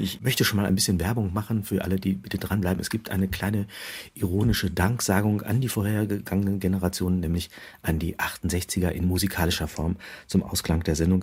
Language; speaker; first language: German; native; German